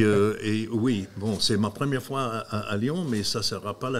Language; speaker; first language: French; non-native, fluent; English